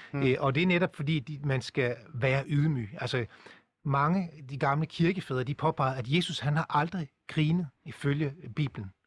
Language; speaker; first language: Danish; native; Danish